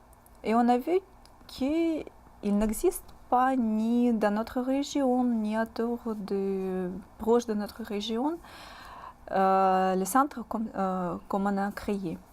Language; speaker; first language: French; non-native, fluent; Russian